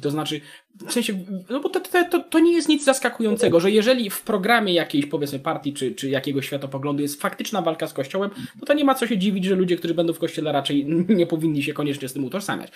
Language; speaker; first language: Polish; native; Polish